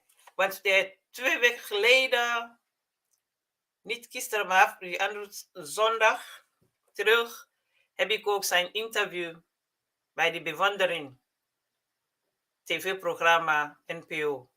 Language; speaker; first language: Dutch; non-native, fluent; Mandingo